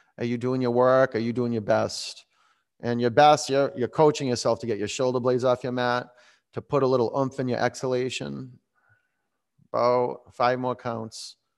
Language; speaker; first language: English; native; English